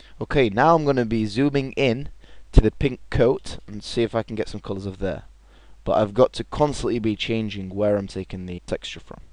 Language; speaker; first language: English; native; English